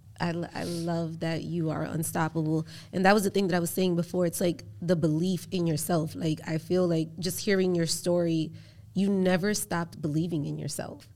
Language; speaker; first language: English; early bilingual, other home language; Spanish